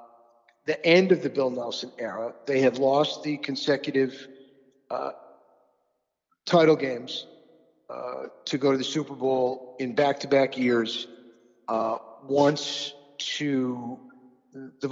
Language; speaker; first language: English; native; English